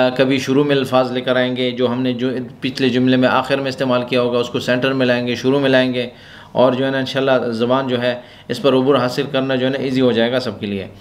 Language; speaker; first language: Urdu; non-native, local second language; Pashto